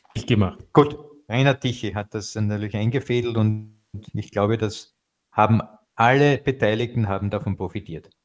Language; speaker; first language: German; native; German